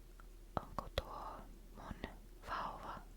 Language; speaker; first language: Finnish; non-native, learner; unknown